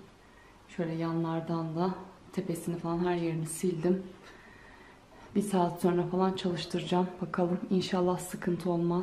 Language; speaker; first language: Turkish; native; Turkish